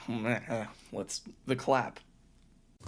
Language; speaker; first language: English; native; English